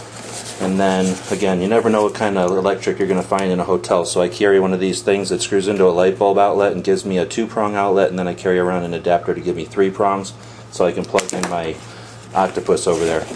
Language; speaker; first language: English; native; English